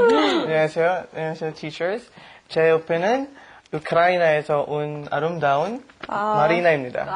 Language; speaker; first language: Korean; non-native, learner; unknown